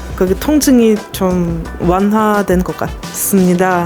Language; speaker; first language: Korean; non-native, fluent; Russian